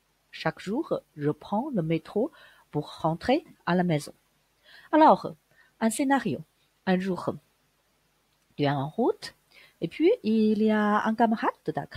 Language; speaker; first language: French; non-native, fluent; Chinese